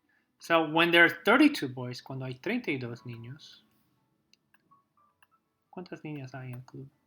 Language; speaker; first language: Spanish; non-native, fluent; English